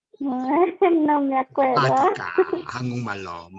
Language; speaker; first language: Spanish; non-native, learner; Korean